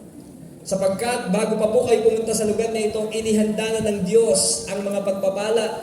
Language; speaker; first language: Filipino; native; Filipino